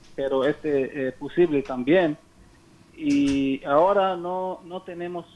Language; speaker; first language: Spanish; non-native, learner; Hebrew